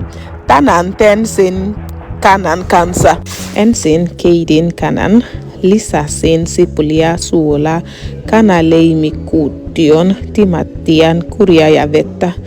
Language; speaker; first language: Finnish; non-native, learner; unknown